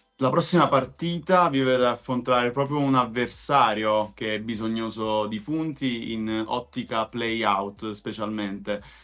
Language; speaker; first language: Italian; native; Italian